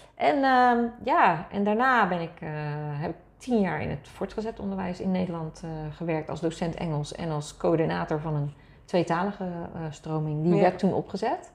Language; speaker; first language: Dutch; native; Dutch